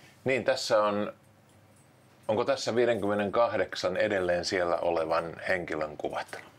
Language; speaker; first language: Finnish; native; Finnish